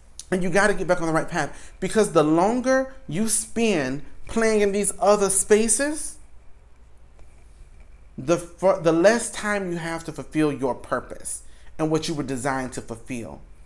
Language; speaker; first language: English; native; English